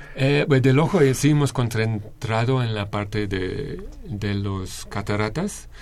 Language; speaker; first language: Spanish; non-native, fluent; English